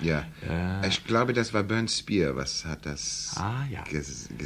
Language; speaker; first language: German; non-native, learner; English